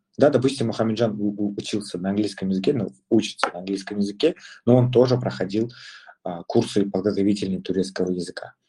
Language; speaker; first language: Russian; non-native, local second language; Kazakh